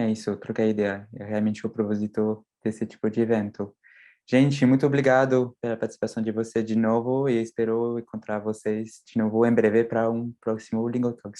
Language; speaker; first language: Portuguese; non-native, fluent; French